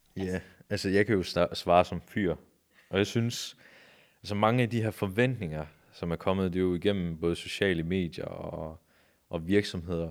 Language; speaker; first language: Danish; early bilingual, other home language; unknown